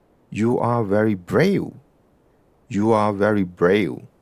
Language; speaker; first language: English; non-native, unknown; Lao